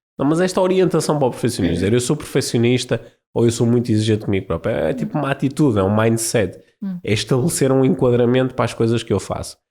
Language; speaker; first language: Portuguese; native; Portuguese